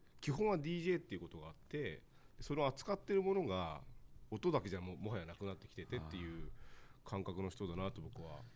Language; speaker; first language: Japanese; native; Japanese